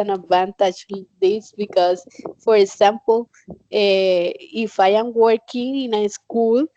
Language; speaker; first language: English; non-native, learner; Spanish